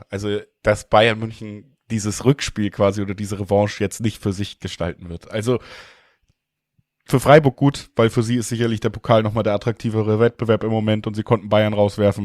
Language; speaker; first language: German; native; German